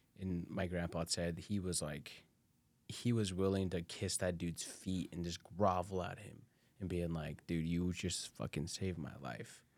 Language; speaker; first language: English; early bilingual, other home language; Spanish